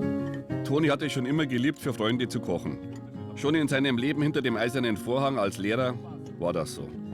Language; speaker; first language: German; native; German